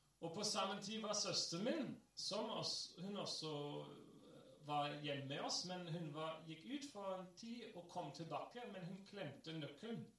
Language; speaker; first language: Norwegian; non-native, fluent; English